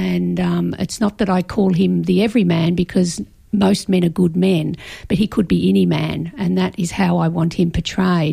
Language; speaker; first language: English; native; English